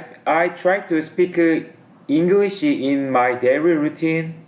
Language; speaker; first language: English; non-native, learner; Korean